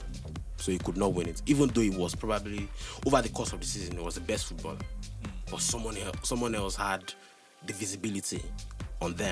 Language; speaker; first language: English; non-native, local second language; Yoruba